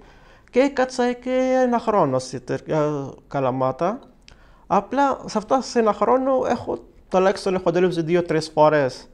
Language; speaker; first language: Greek; non-native, learner; Arabic